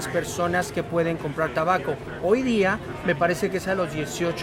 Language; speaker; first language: Spanish; native; Spanish